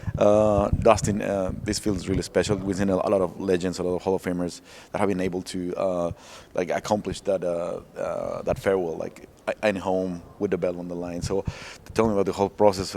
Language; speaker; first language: English; non-native, fluent; Spanish